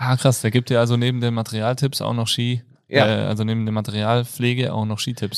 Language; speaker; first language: German; native; German